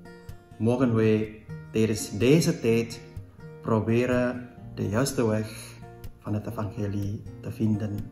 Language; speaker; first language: Dutch; non-native, fluent; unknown